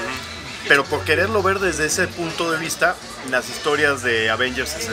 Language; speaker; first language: Spanish; native; Spanish